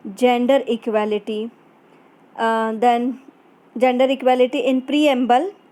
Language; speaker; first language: English; non-native, local second language; Marathi